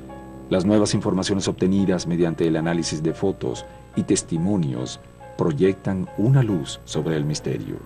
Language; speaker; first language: Spanish; native; Spanish